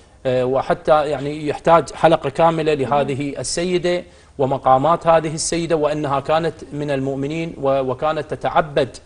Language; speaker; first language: Arabic; native; Arabic